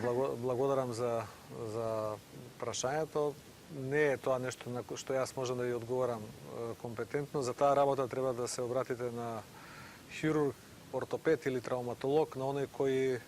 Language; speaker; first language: Macedonian; native; Macedonian